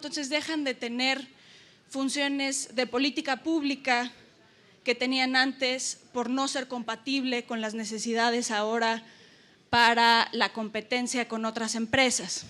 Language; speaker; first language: Spanish; native; Spanish